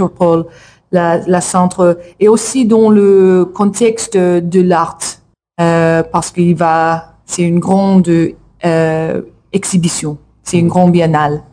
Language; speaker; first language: French; non-native, learner; English